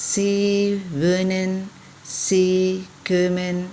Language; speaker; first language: German; non-native, fluent; Indonesian